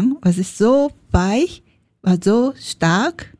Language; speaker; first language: German; non-native, learner; Japanese